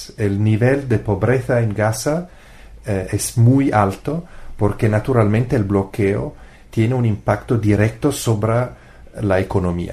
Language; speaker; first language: Spanish; non-native, fluent; Italian